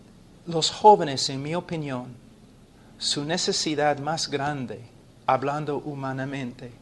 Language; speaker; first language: Spanish; non-native, fluent; English